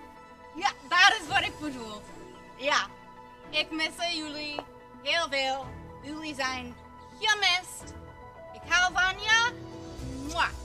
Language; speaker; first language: Dutch; non-native, learner; English